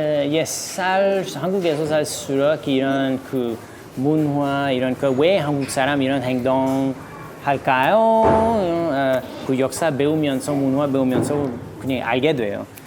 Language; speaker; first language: Korean; non-native, learner; French